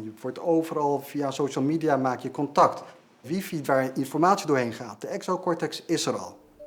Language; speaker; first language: Dutch; native; Dutch